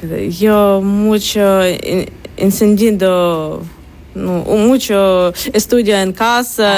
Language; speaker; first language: Spanish; non-native, learner; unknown